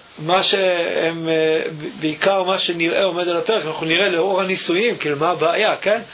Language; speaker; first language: Hebrew; native; Hebrew